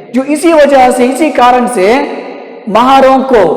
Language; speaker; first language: Hindi; non-native, local second language; Kannada